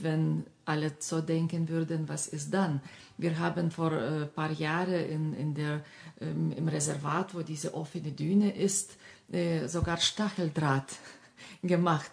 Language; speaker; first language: German; non-native, fluent; Lithuanian